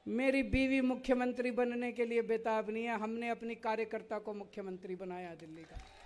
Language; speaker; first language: Hindi; native; Hindi